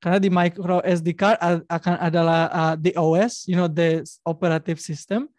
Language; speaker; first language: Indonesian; non-native, learner; Spanish